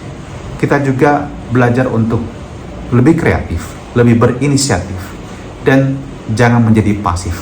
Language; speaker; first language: Indonesian; native; Indonesian